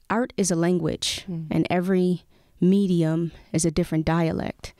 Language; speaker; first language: English; native; English